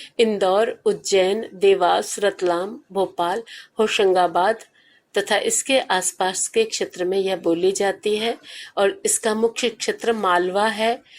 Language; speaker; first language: Hindi; native; Hindi